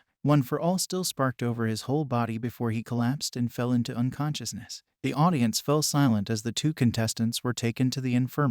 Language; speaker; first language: English; native; English